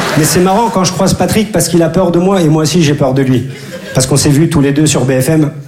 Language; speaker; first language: French; native; French